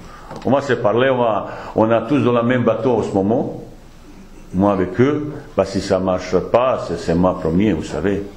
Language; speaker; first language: French; non-native, fluent; Bosnian